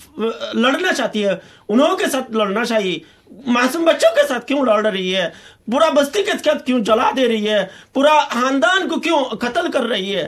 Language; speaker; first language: Hindi; non-native, fluent; Rohingya